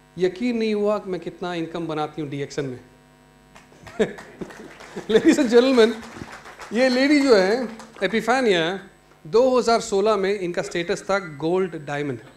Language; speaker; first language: Hindi; non-native, local second language; Malayalam